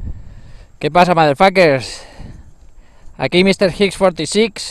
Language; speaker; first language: Spanish; native; Spanish